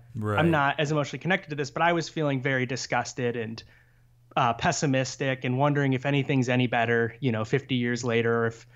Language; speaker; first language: English; native; English